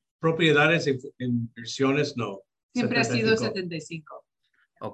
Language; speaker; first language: Spanish; early bilingual, heritage; Spanish